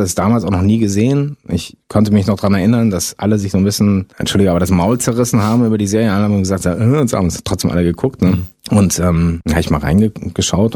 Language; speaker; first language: German; non-native, local second language; French